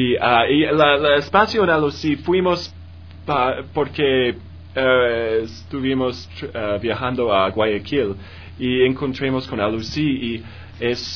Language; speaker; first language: Spanish; non-native, learner; English